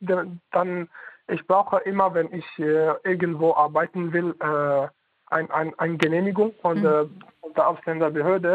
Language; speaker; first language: German; non-native, learner; Arabic